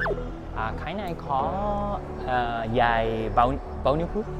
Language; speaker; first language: Vietnamese; non-native, learner; Japanese